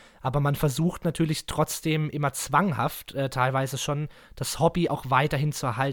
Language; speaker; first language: German; native; German